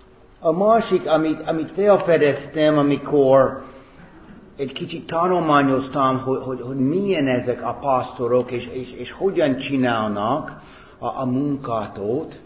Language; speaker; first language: Hungarian; non-native, fluent; English